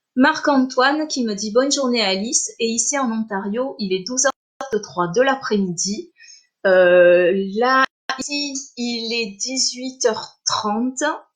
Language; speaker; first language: French; early bilingual, other home language; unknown